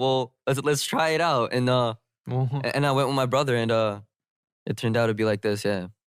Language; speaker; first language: English; early bilingual, other home language; Korean